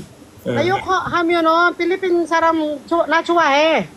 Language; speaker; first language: Korean; non-native, learner; Filipino